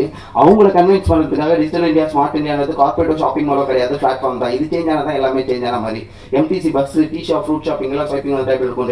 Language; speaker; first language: Tamil; native; Tamil